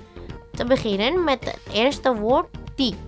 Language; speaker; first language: Dutch; non-native, fluent; Indonesian